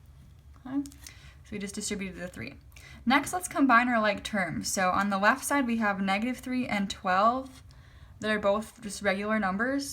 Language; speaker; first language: English; native; English